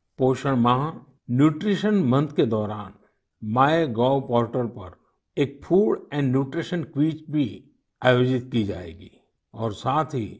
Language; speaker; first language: Hindi; native; Hindi